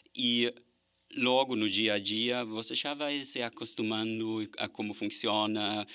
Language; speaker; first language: Portuguese; non-native, fluent; German